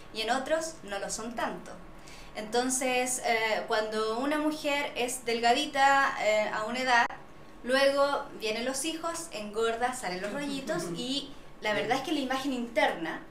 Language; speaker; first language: Spanish; native; Spanish